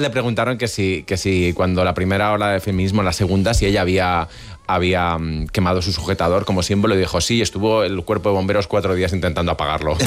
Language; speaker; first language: Spanish; native; Spanish